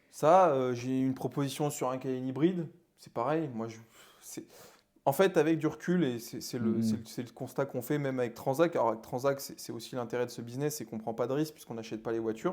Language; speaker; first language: French; native; French